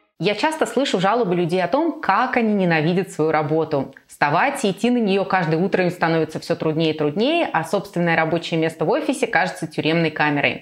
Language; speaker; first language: Russian; native; Russian